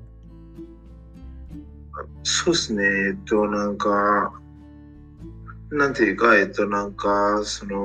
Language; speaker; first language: Japanese; non-native, learner; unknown